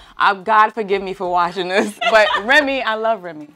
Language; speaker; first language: English; native; English